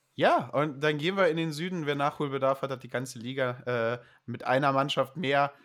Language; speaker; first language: German; native; German